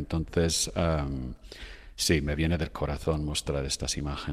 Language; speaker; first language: Spanish; non-native, fluent; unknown